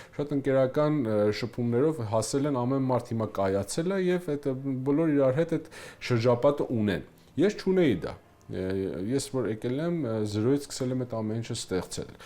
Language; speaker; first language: Armenian; early bilingual, heritage; Armenian